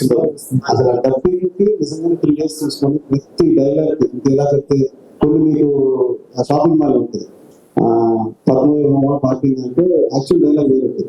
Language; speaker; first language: Telugu; native; Telugu